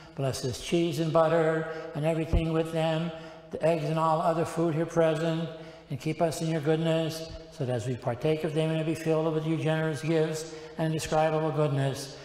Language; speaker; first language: English; native; English